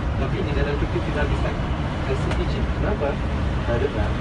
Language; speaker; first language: Indonesian; non-native, learner; Turkish